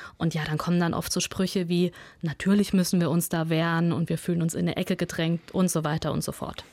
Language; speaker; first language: German; early bilingual, other home language; Russian